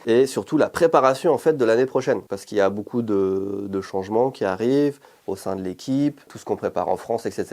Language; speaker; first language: French; native; French